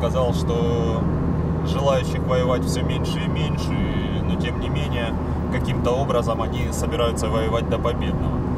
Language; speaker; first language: Russian; native; Russian